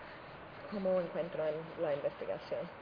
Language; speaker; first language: Spanish; non-native, fluent; English